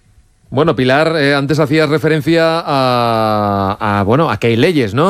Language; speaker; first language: Spanish; native; Spanish